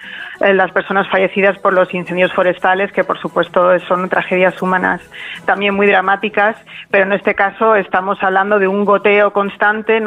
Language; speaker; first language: Spanish; native; Spanish